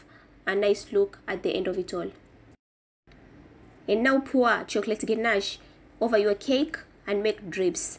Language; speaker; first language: English; non-native, local second language; Swahili